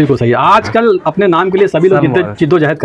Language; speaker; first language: Hindi; native; Hindi